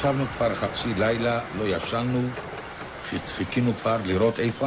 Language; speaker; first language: Hebrew; non-native, fluent; Polish